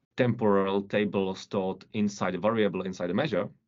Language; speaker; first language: English; non-native, fluent; Czech